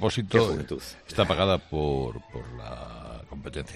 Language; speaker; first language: Spanish; native; Spanish